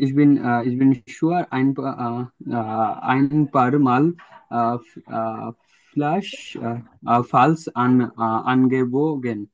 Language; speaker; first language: German; non-native, learner; Bangla